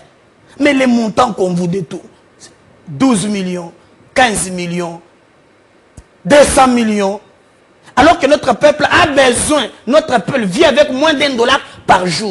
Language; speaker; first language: French; non-native, local second language; Lingala